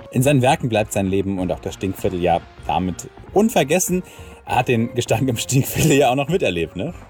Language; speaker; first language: German; native; German